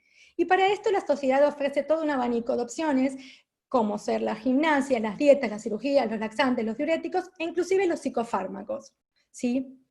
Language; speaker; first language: Spanish; native; Spanish